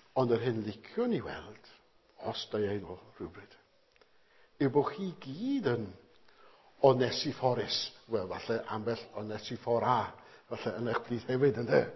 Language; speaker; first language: Welsh; native; Welsh